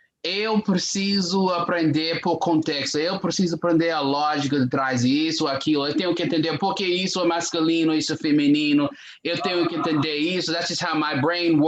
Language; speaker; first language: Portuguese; non-native, fluent; English